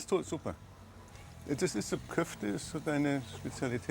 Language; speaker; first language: German; native; German